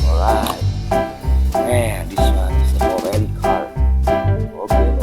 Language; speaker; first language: English; non-native, learner; Indonesian